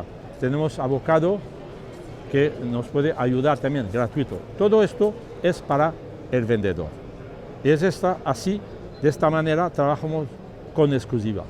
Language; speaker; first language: Spanish; non-native, learner; French